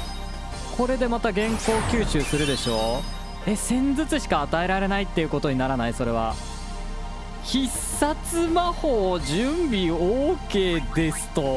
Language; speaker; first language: Japanese; native; Japanese